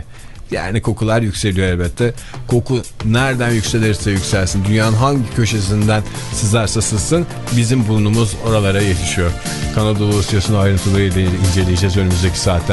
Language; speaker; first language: Turkish; native; Turkish